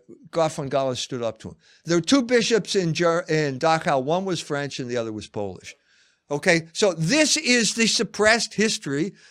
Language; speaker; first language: English; native; English